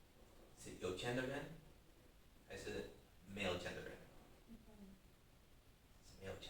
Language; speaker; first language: Chinese; non-native, learner; English